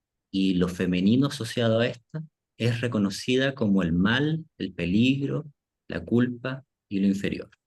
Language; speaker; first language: Spanish; native; Spanish